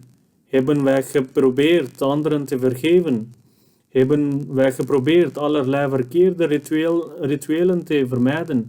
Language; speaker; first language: Dutch; non-native, fluent; Urdu